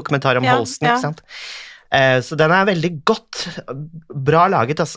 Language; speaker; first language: Norwegian; native; Norwegian